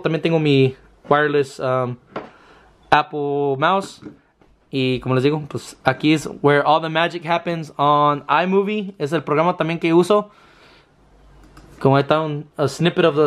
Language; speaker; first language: Spanish; early bilingual, heritage; Spanish